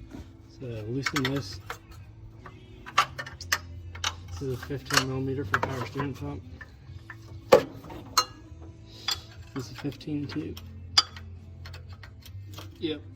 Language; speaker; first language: English; native; English